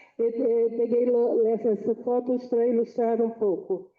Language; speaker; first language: Portuguese; non-native, fluent; Spanish